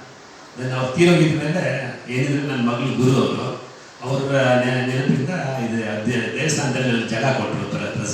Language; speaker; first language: Kannada; native; Kannada